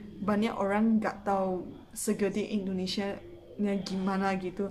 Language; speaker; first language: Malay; non-native, local second language; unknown